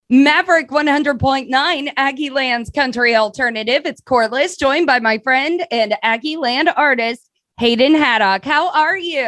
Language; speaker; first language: English; native; English